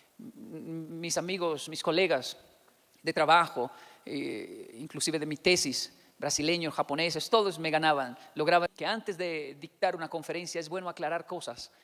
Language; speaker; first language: Spanish; native; Spanish